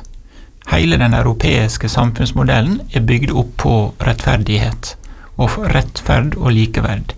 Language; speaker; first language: Norwegian; native; Norwegian